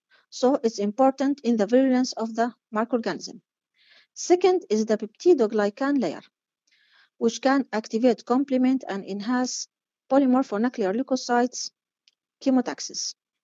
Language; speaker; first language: English; non-native, fluent; Arabic